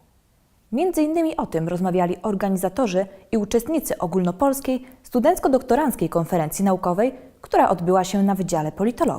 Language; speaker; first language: Polish; native; Polish